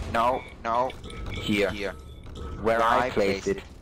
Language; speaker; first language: English; non-native, learner; German